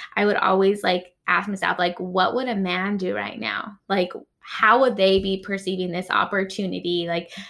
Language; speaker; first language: English; native; English